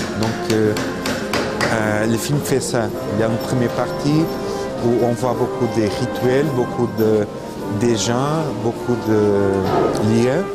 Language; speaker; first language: French; non-native, fluent; Portuguese